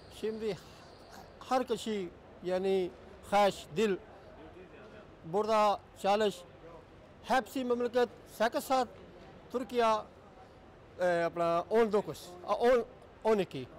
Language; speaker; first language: Turkish; non-native, learner; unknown